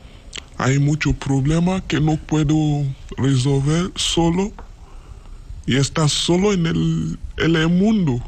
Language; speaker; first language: Spanish; non-native, learner; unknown